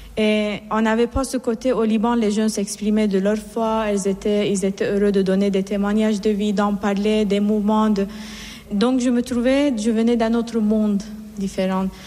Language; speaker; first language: French; non-native, fluent; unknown